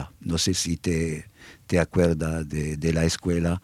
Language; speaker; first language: Spanish; non-native, fluent; English